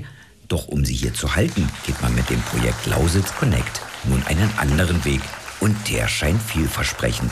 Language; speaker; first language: German; native; German